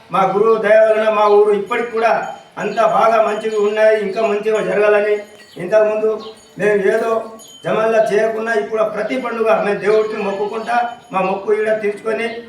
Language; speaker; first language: Telugu; non-native, local second language; Lambadi